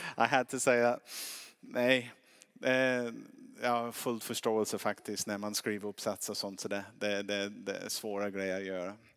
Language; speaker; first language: Swedish; non-native, fluent; English